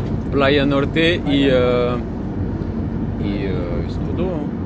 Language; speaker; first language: Spanish; non-native, learner; French